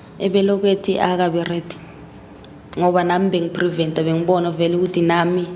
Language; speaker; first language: Zulu; native; Zulu